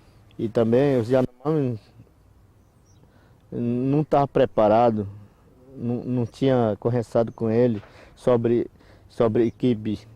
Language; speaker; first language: Portuguese; non-native, local second language; Yanomámi